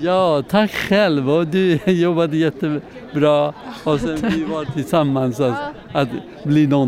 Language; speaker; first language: Swedish; non-native, learner; Persian